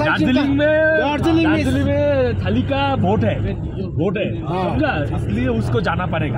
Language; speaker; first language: Hindi; non-native, learner; Bangla